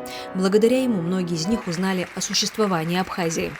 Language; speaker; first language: Russian; native; Russian